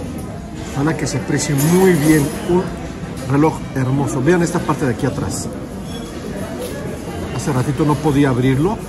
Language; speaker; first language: Spanish; native; Spanish